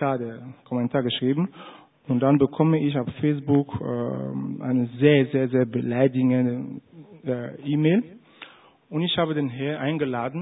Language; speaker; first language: German; non-native, fluent; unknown